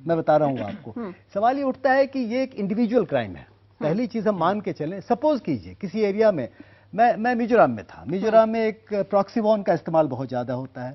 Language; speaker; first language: Hindi; native; Hindi